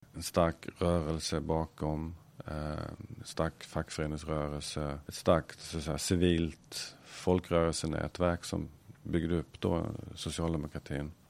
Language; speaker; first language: Swedish; native; Swedish